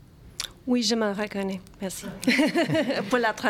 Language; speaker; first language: French; early bilingual, other home language; Romanian